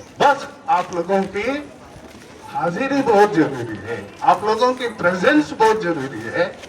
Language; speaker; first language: Hindi; non-native, local second language; Kannada